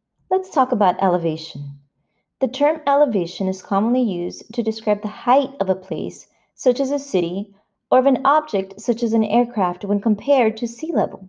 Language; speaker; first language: English; native; English